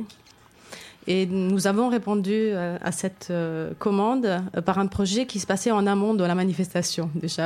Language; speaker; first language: French; non-native, fluent; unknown